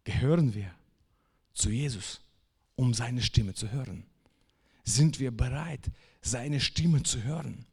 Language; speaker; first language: German; non-native, fluent; Russian